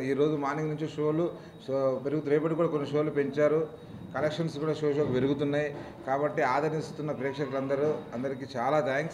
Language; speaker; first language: Telugu; native; Telugu